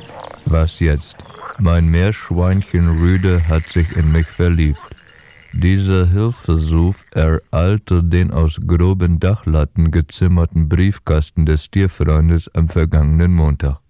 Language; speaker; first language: German; native; German